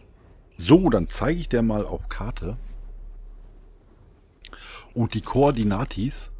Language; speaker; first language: German; native; German